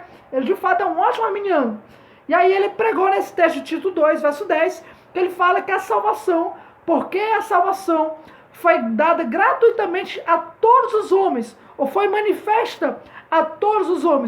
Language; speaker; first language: Portuguese; native; Portuguese